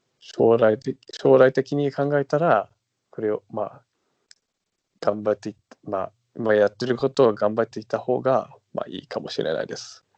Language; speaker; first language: Japanese; non-native, fluent; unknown